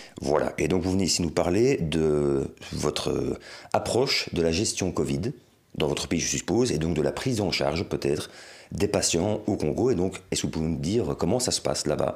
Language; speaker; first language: French; native; French